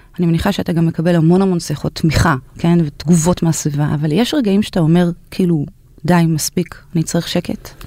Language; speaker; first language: Hebrew; native; Hebrew